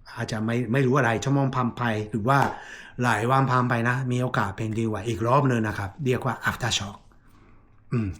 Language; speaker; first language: Thai; non-native, fluent; Japanese